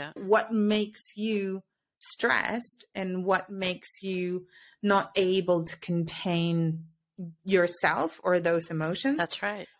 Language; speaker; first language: English; non-native, fluent; Spanish